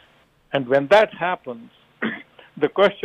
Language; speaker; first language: English; non-native, local second language; Kashmiri